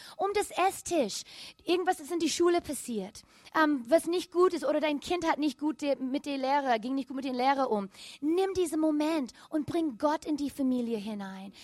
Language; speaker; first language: German; non-native, fluent; English